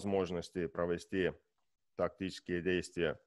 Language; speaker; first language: Russian; non-native, learner; Estonian